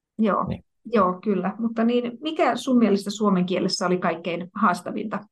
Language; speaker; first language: Finnish; native; Finnish